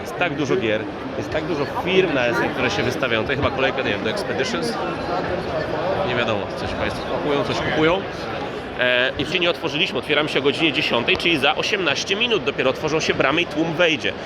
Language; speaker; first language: Polish; native; Polish